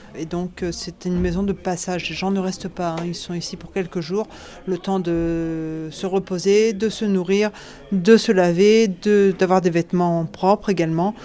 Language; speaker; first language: French; native; French